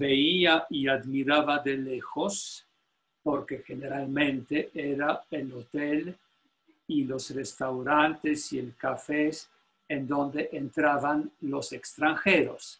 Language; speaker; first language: Spanish; non-native, fluent; Polish